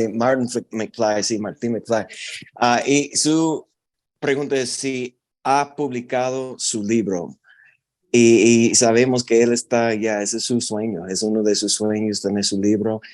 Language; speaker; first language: Spanish; non-native, fluent; English